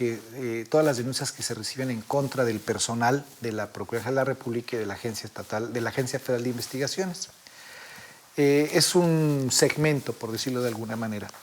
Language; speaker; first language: Spanish; native; Spanish